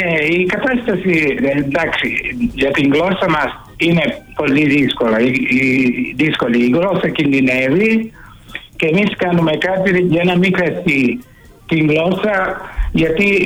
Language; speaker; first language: Greek; non-native, fluent; Italian